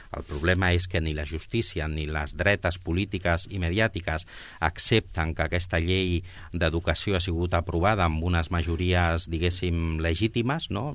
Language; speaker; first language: Catalan; non-native, local second language; Spanish